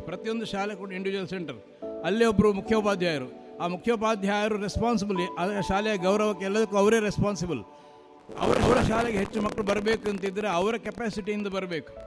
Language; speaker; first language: Kannada; non-native, local second language; Marathi